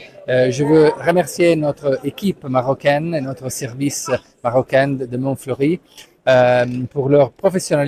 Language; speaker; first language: French; non-native, fluent; Italian